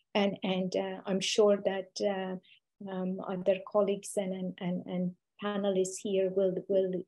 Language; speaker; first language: English; non-native, fluent; Persian